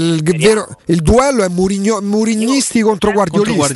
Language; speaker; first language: Italian; native; Italian